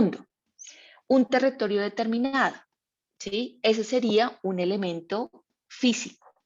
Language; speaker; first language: Spanish; native; Spanish